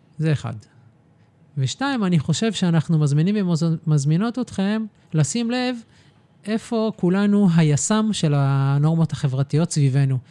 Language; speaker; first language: Hebrew; native; Hebrew